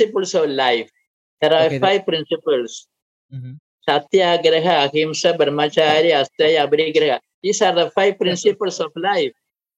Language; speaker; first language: English; non-native, local second language; Malayalam